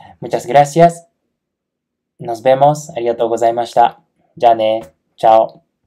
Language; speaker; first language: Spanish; non-native, fluent; Japanese